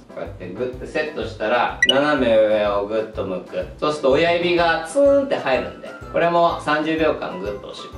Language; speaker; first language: Japanese; native; Japanese